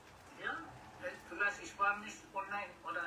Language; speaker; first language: German; non-native, learner; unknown